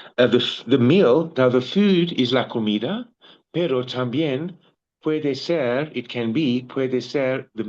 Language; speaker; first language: Spanish; non-native, learner; English